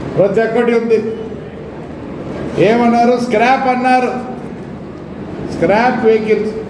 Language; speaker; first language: Telugu; native; Telugu